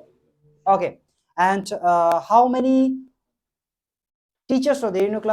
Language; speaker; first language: English; non-native, local second language; Bangla